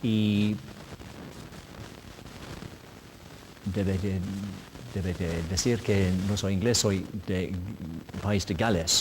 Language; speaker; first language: Spanish; non-native, learner; English